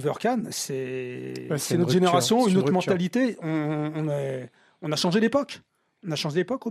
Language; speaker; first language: French; native; French